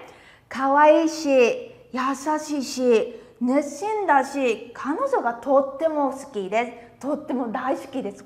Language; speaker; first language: Japanese; non-native, fluent; Vietnamese